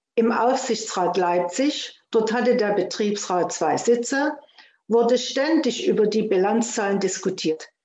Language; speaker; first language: German; native; German